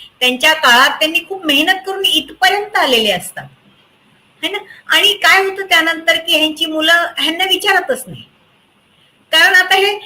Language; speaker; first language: Marathi; native; Marathi